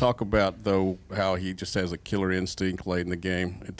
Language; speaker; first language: English; native; English